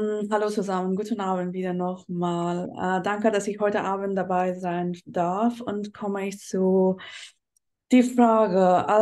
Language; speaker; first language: German; non-native, fluent; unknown